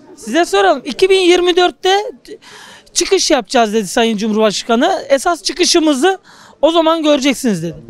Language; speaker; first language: Turkish; native; Turkish